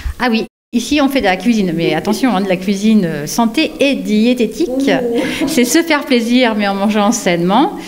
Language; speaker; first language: French; native; French